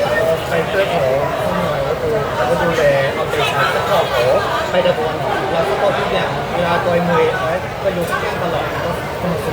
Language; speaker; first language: Thai; non-native, fluent; Burmese